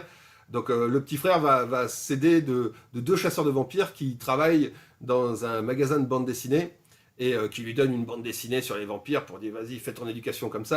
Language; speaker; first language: French; native; French